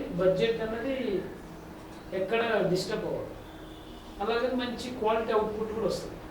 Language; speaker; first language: Telugu; native; Telugu